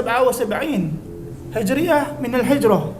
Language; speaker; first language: Arabic; non-native, learner; Indonesian